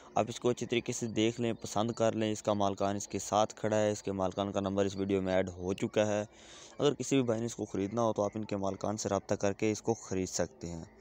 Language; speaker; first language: Urdu; non-native, local second language; Punjabi